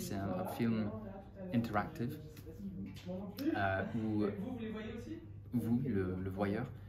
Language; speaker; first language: French; non-native, fluent; English